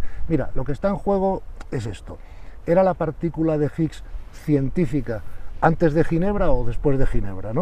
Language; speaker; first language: Spanish; native; Spanish